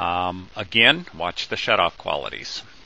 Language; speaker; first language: English; native; English